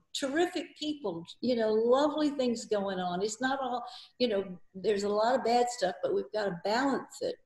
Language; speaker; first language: English; native; English